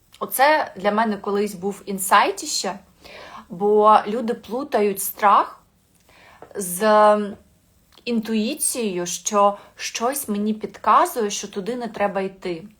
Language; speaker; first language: Ukrainian; non-native, local second language; Russian